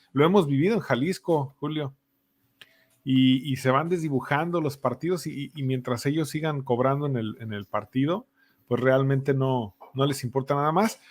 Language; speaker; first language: Spanish; native; Spanish